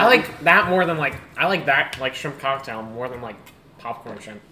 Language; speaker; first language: English; native; English